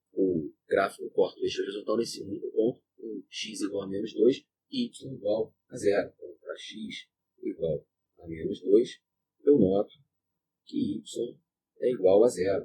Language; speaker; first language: Portuguese; native; Portuguese